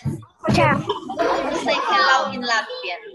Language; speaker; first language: English; non-native, fluent; Polish